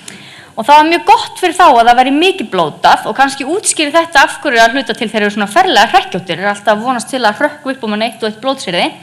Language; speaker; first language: Icelandic; native; Icelandic